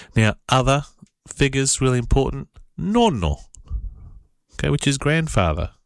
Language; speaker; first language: English; native; English